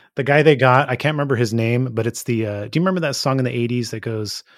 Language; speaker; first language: English; native; English